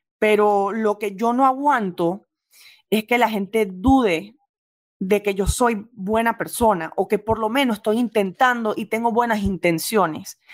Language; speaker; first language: Spanish; native; Spanish